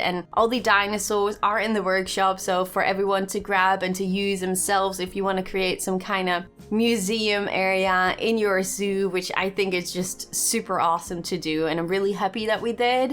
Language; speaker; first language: English; non-native, fluent; Dutch